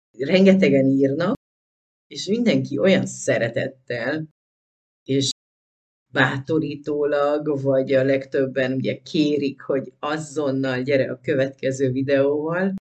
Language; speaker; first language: Hungarian; native; Hungarian